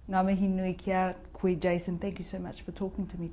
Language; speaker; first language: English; native; English